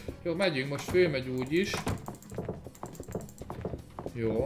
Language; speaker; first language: Hungarian; native; Hungarian